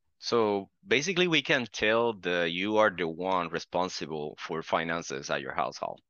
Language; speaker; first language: English; non-native, fluent; Spanish